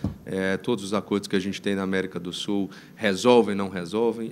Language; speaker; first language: Portuguese; native; Portuguese